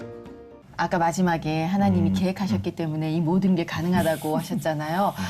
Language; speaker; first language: Korean; native; Korean